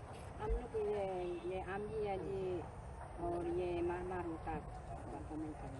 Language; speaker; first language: Hindi; non-native, local second language; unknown